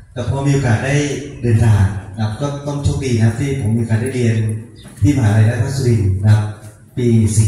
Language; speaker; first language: Thai; non-native, local second language; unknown